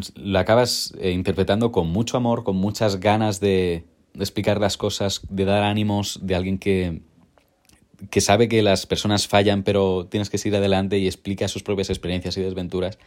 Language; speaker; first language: Spanish; native; Spanish